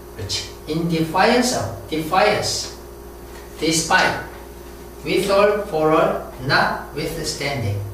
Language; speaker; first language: English; non-native, fluent; Korean